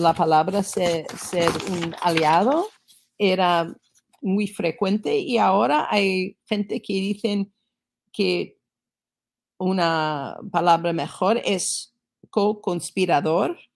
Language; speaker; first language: Spanish; non-native, fluent; English